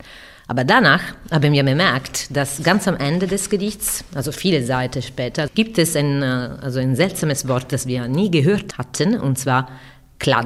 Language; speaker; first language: German; non-native, fluent; Italian